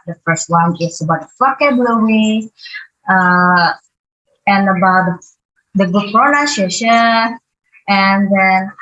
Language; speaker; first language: English; non-native, learner; Indonesian